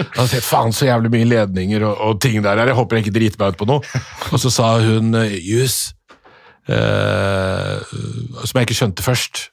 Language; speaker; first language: Norwegian; early bilingual, other home language; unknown